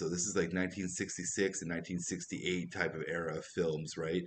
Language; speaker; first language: English; native; English